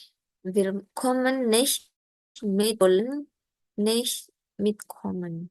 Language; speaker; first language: German; non-native, learner; Indonesian